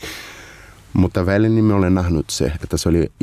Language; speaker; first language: Finnish; non-native, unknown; Portuguese